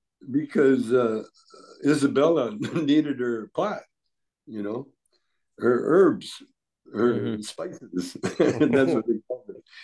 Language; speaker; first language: English; native; English